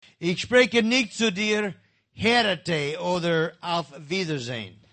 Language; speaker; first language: German; non-native, learner; English